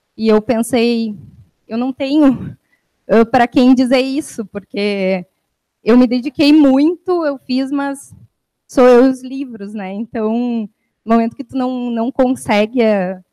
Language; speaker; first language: Portuguese; native; Portuguese